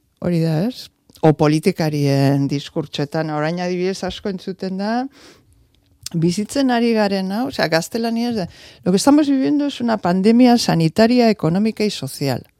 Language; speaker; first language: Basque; native; Basque